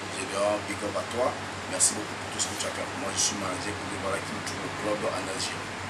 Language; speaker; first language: French; non-native, local second language; Lingala